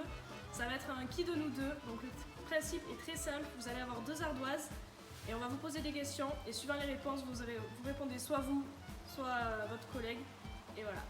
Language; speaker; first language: French; native; French